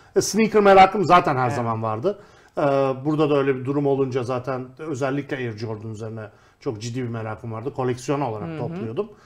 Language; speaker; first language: Turkish; native; Turkish